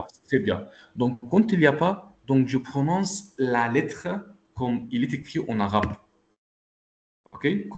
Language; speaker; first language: French; non-native, local second language; Arabic